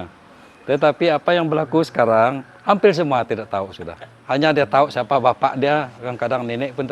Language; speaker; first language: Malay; non-native, local second language; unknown